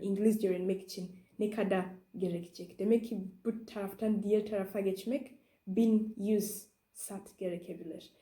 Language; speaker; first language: Turkish; non-native, learner; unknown